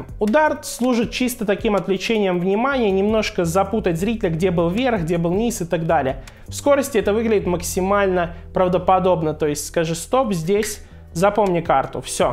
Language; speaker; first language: Russian; native; Russian